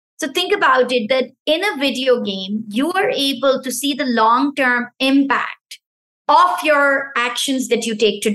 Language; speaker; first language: English; non-native, local second language; Pashto